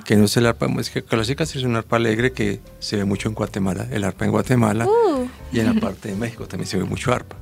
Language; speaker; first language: Spanish; native; Spanish